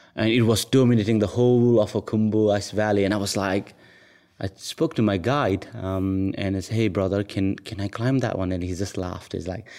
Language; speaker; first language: English; non-native, local second language; Nepali